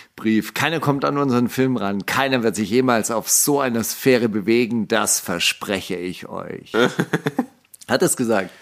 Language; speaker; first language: German; native; German